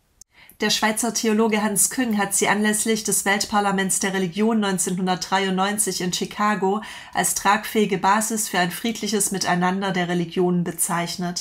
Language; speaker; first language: German; native; German